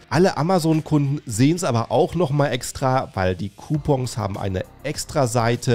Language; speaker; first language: German; native; German